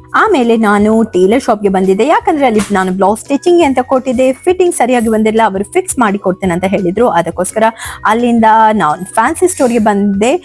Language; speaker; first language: Kannada; non-native, local second language; Tulu